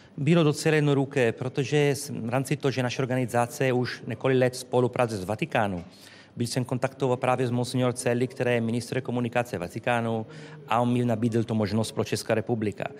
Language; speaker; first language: Czech; non-native, fluent; Italian